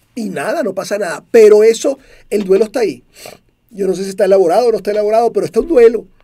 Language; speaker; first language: Spanish; native; Spanish